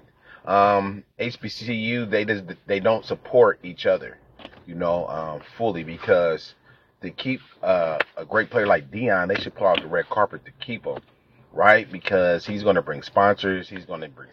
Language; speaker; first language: English; native; English